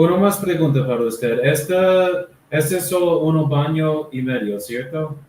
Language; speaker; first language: Spanish; non-native, learner; English